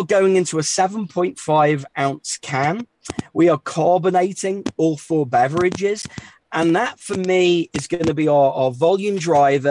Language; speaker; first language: English; native; English